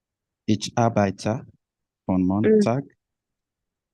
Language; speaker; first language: German; non-native, learner; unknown